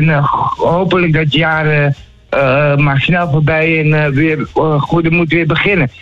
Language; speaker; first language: Dutch; non-native, learner; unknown